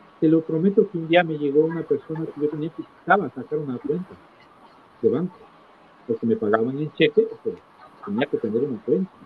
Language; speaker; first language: Spanish; native; Spanish